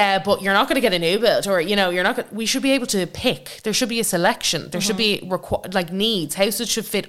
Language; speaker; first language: English; native; English